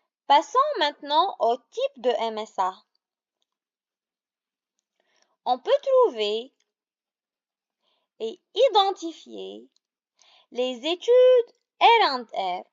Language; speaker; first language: French; non-native, local second language; Arabic